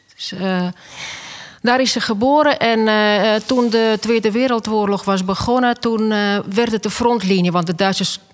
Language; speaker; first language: Dutch; non-native, fluent; Estonian